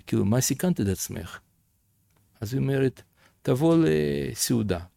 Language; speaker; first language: Hebrew; non-native, fluent; Russian